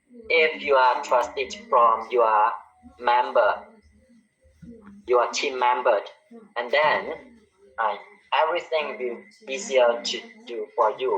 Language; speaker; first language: English; non-native, learner; Khmer